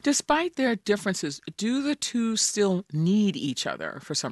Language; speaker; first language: English; native; English